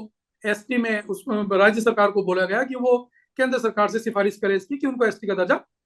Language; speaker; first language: Hindi; native; Hindi